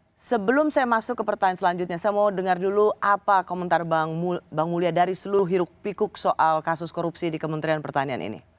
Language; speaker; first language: Indonesian; native; Indonesian